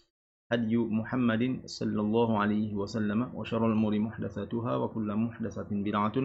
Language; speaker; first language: Arabic; non-native, fluent; Malay